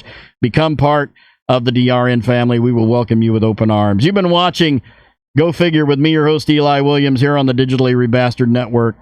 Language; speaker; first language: English; native; English